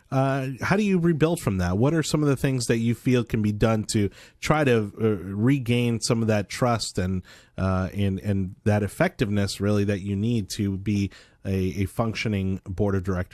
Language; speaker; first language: English; native; English